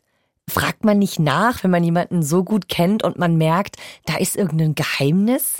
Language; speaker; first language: German; native; German